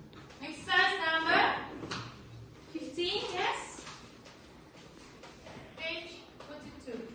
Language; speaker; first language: English; non-native, learner; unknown